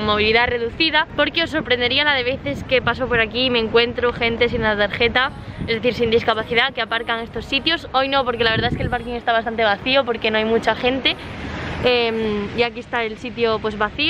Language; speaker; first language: Spanish; native; Spanish